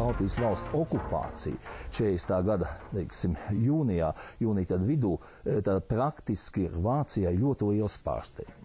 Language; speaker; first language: Latvian; native; Latvian